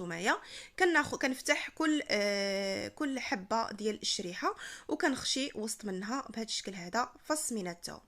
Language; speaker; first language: Arabic; native; Arabic